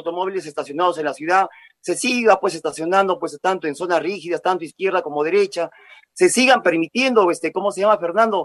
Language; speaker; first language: Spanish; native; Spanish